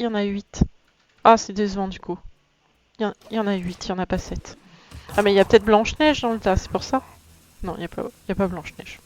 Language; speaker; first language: French; native; French